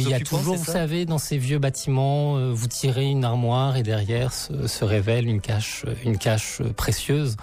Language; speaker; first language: French; native; French